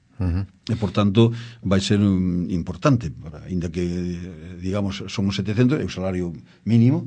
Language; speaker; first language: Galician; native; Galician